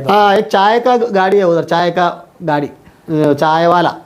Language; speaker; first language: Hindi; non-native, local second language; Malayalam